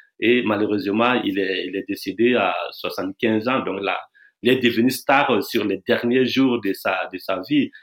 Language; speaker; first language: French; non-native, local second language; Dyula